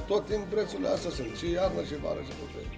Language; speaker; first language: Romanian; non-native, learner; Arabic